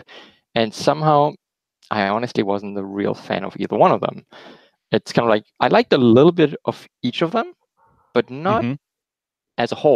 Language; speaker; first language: English; non-native, fluent; German